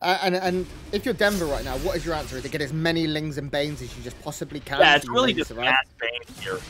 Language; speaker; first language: English; native; English